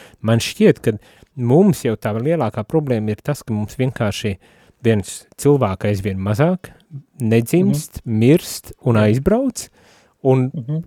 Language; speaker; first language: Latvian; native; Latvian